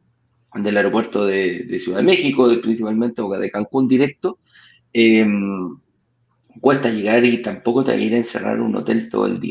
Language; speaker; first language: Spanish; native; Spanish